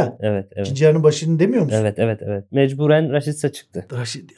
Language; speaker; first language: Turkish; native; Turkish